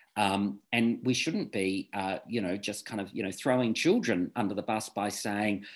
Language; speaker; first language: English; native; English